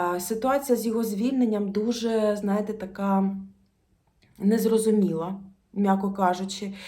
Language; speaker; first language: Ukrainian; non-native, local second language; Russian